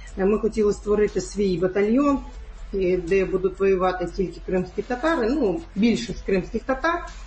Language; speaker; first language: Ukrainian; non-native, local second language; Crimean Tatar